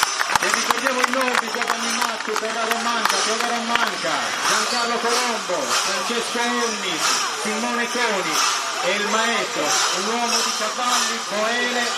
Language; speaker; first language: Italian; native; Italian